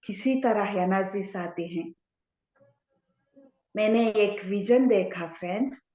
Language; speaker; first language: Hindi; non-native, local second language; Telugu